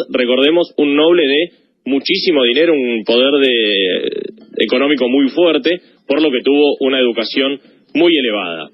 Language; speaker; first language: Spanish; native; Spanish